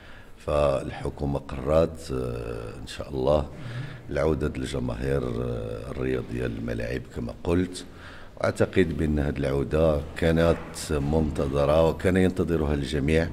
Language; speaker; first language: Arabic; native; Arabic